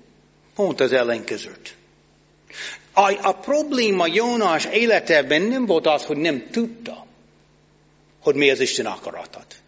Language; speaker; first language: Hungarian; non-native, fluent; English